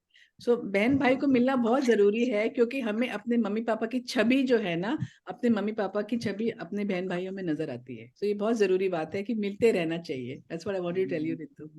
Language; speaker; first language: Hindi; native; Hindi